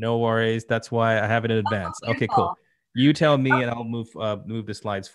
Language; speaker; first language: English; native; English